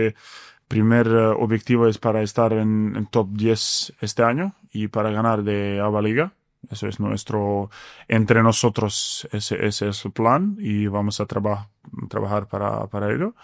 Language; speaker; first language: Spanish; non-native, fluent; Bosnian